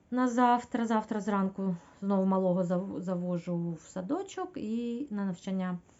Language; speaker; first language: Ukrainian; non-native, local second language; Russian